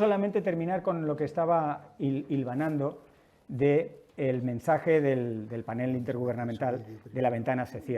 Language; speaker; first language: Spanish; native; Spanish